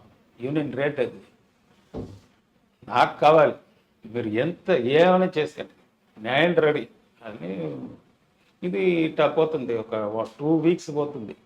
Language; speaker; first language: Telugu; non-native, learner; Tamil